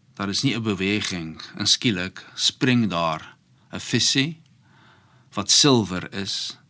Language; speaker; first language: Dutch; non-native, fluent; Polish